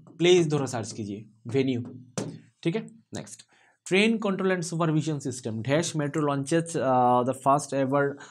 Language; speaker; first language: Hindi; non-native, local second language; Bangla